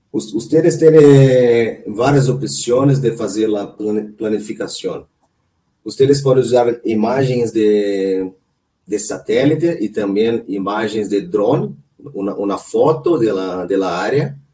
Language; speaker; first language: Spanish; non-native, learner; Portuguese